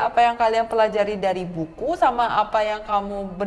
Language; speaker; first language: Indonesian; early bilingual, other home language; Korean